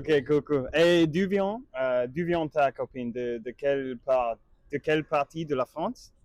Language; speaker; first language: French; non-native, learner; English